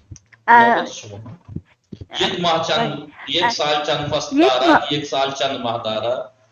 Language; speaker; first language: Persian; non-native, fluent; Urdu